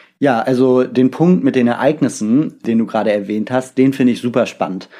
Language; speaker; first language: German; native; German